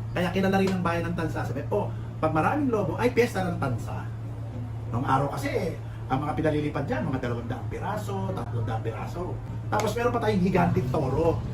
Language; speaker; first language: Filipino; native; Filipino